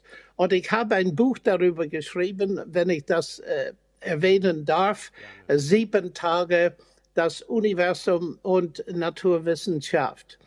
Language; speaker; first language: German; non-native, fluent; English